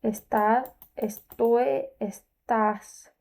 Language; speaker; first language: Spanish; non-native, learner; English